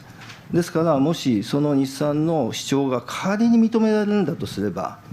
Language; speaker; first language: Japanese; native; Japanese